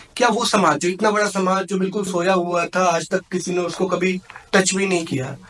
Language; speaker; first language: Hindi; native; Hindi